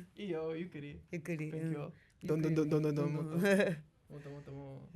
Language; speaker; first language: Japanese; non-native, learner; English